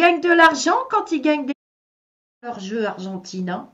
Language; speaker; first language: French; native; French